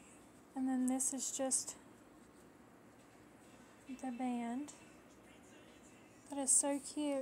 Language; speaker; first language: English; native; English